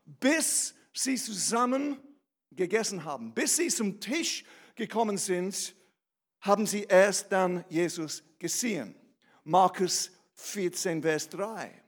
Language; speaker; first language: German; non-native, fluent; English